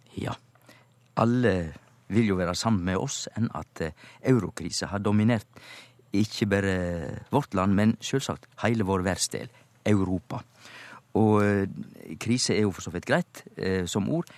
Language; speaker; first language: Norwegian; native; Norwegian